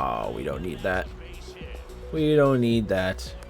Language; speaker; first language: English; native; English